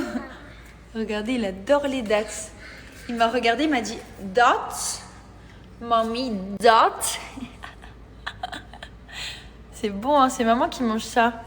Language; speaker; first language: French; native; French